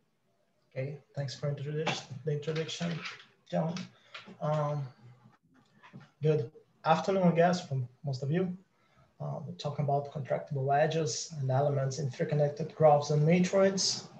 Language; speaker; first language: English; non-native, fluent; Portuguese